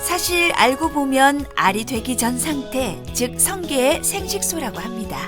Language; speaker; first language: Korean; native; Korean